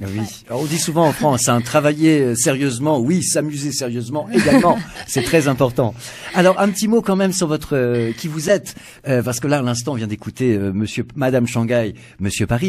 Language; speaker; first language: French; native; French